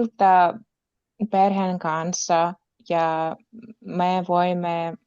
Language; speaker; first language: Finnish; non-native, learner; Russian